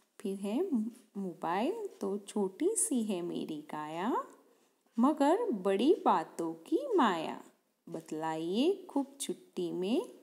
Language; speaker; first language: Hindi; non-native, local second language; Gujarati